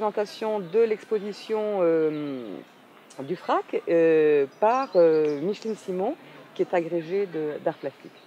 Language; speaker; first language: French; native; French